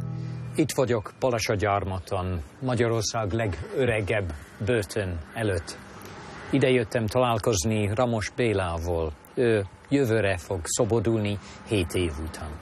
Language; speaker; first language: Hungarian; non-native, fluent; English